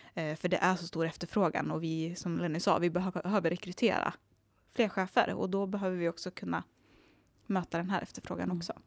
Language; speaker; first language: Swedish; native; Swedish